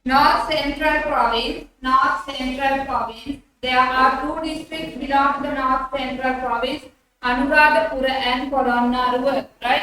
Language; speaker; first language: English; non-native, local second language; Sinhala